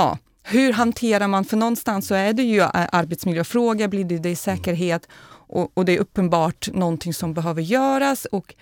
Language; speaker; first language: Swedish; non-native, fluent; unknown